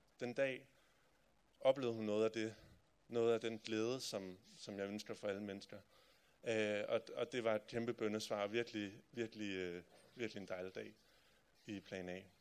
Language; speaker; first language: Danish; native; Danish